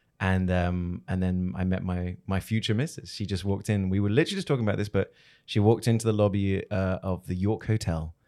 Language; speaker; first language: English; native; English